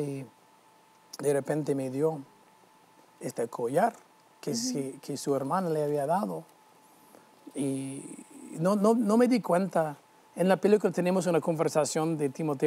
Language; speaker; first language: Spanish; non-native, fluent; English